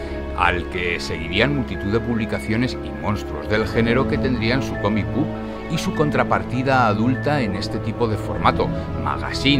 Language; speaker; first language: Spanish; native; Spanish